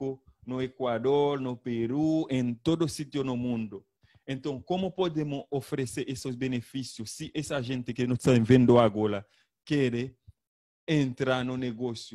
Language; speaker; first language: Portuguese; non-native, learner; Haitian Creole